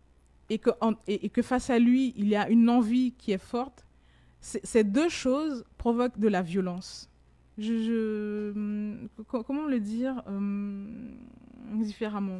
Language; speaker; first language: French; native; French